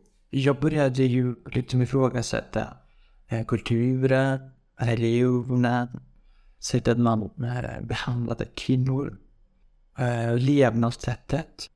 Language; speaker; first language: Swedish; non-native, fluent; Kurdish